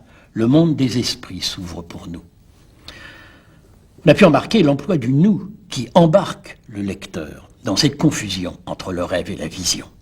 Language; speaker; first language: French; native; French